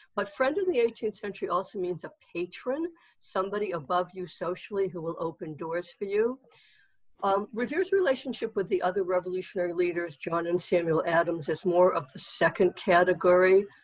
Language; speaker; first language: English; native; English